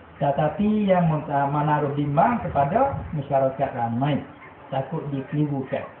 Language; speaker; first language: Malay; native; Malay